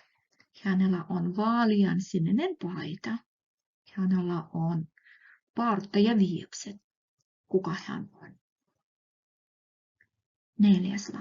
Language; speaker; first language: Finnish; non-native, fluent; Russian